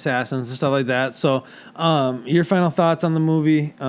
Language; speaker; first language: English; native; English